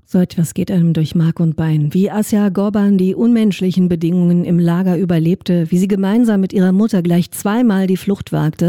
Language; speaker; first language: German; native; German